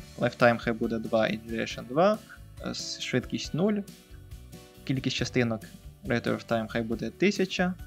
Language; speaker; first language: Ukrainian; native; Ukrainian